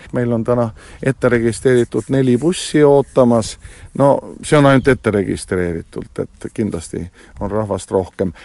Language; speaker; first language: Estonian; native; Estonian